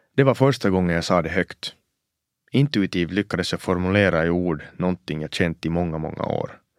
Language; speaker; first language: Swedish; native; Swedish